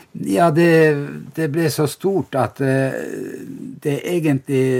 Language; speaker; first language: Norwegian; native; Norwegian